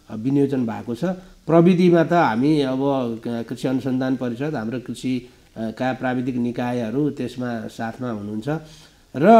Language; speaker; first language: Nepali; native; Nepali